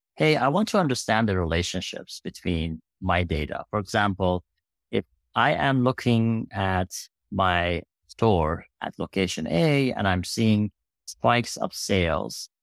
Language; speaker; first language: English; non-native, fluent; Persian